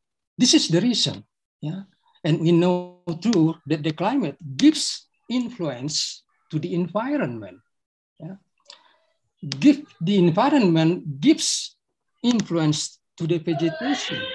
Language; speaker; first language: English; non-native, fluent; Indonesian